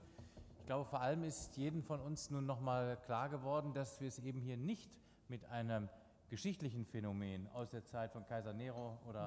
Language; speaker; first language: German; native; German